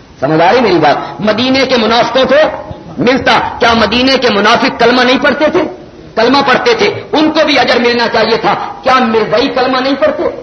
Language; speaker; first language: Urdu; non-native, local second language; Punjabi